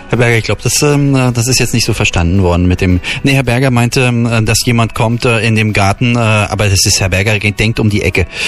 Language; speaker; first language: German; native; German